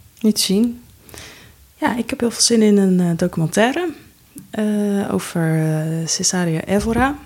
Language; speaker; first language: Dutch; native; Dutch